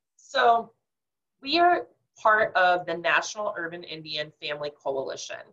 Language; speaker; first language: English; native; English